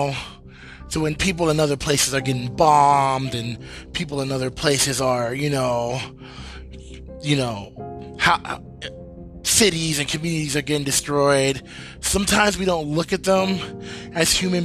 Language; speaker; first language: English; native; English